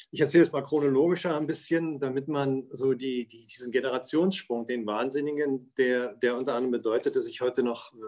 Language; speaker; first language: German; native; German